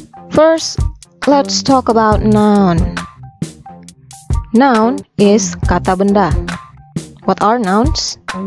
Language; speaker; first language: English; non-native, fluent; Indonesian